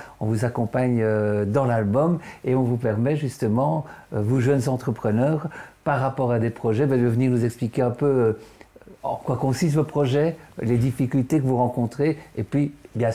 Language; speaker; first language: French; native; French